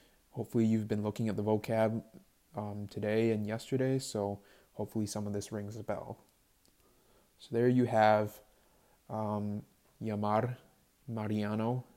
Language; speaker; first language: English; native; English